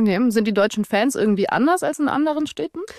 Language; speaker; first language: German; native; German